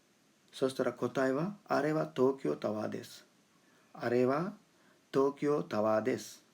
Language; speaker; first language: Japanese; non-native, fluent; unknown